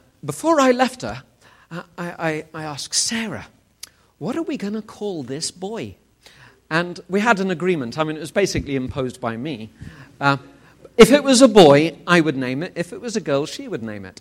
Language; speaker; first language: English; native; English